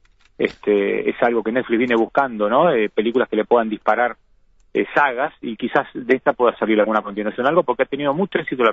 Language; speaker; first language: Spanish; native; Spanish